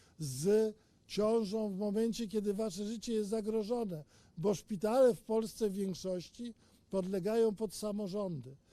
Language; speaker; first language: Polish; native; Polish